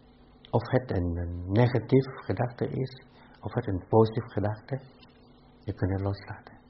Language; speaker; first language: Dutch; non-native, fluent; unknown